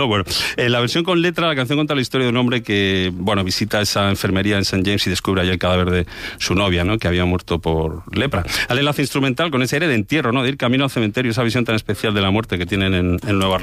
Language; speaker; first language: Spanish; native; Spanish